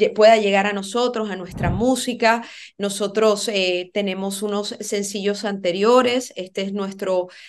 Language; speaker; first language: Spanish; native; Spanish